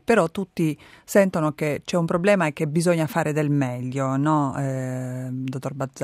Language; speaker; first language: Italian; native; Italian